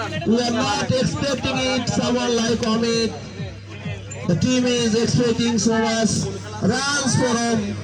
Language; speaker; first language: English; non-native, local second language; Bangla